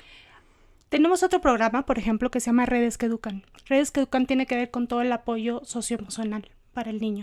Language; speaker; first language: Spanish; native; Spanish